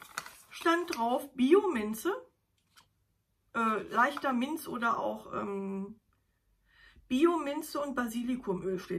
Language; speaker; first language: German; native; German